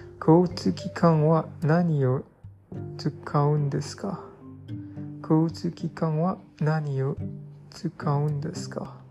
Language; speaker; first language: Japanese; non-native, learner; English